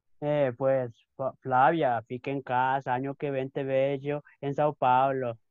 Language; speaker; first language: Portuguese; non-native, learner; Spanish